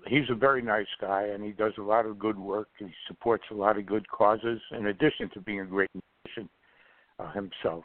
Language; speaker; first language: English; native; English